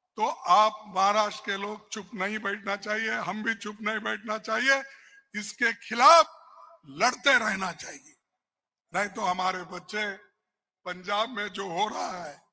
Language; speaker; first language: Hindi; non-native, local second language; Kannada